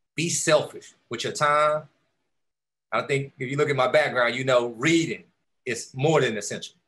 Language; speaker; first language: English; native; English